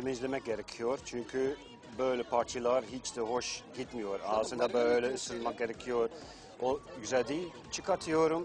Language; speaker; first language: Turkish; non-native, fluent; Dutch